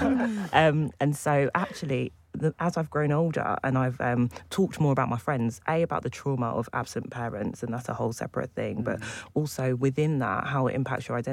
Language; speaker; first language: English; native; English